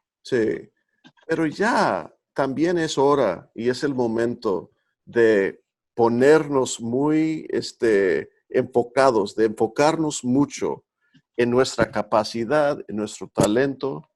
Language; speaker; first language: Spanish; early bilingual, heritage; Spanish